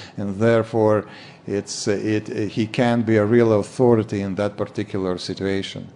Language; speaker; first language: English; non-native, fluent; Latvian